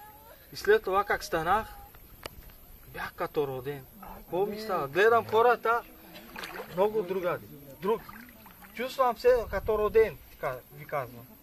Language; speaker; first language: Bulgarian; non-native, local second language; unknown